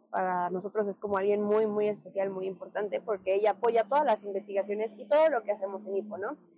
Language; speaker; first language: Spanish; native; Spanish